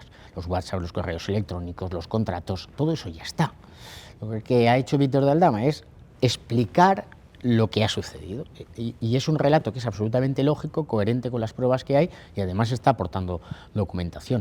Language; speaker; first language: Spanish; native; Spanish